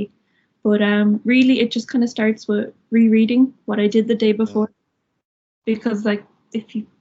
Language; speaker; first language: English; native; English